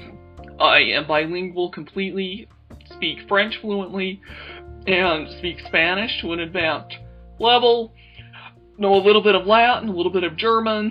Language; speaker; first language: English; native; English